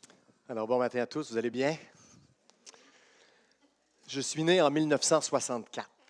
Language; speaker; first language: French; native; French